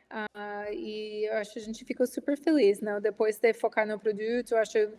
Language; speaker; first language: Portuguese; non-native, fluent; English